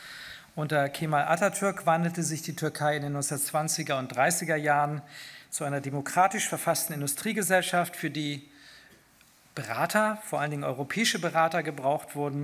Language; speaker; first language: German; native; German